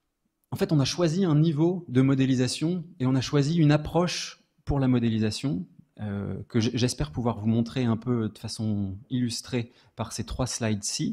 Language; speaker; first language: French; native; French